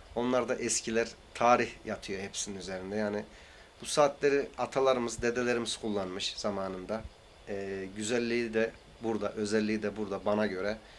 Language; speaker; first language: Turkish; native; Turkish